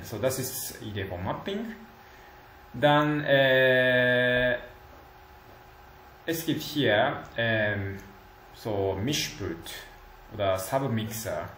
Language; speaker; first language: German; non-native, learner; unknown